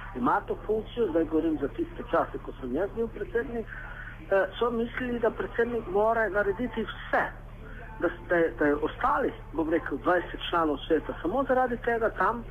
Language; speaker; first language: Slovenian; non-native, local second language; Romany